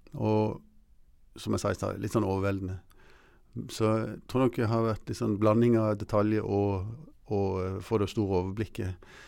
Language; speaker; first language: Norwegian; early bilingual, other home language; English